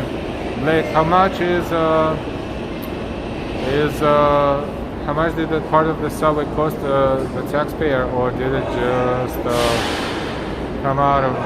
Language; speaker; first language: English; non-native, fluent; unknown